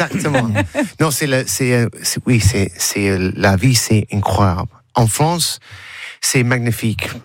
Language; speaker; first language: French; non-native, learner; English